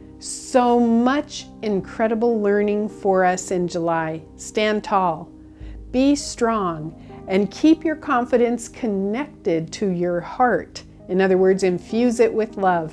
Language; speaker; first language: English; native; English